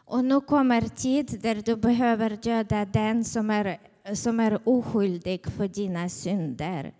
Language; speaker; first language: Swedish; non-native, fluent; Ukrainian